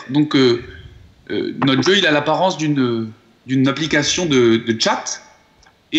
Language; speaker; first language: French; native; French